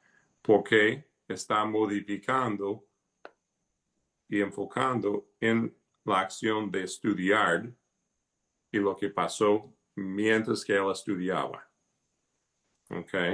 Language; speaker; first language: Spanish; early bilingual, heritage; Spanish